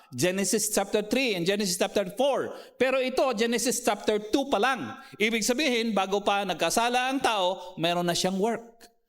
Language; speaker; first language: Filipino; non-native, local second language; Cebuano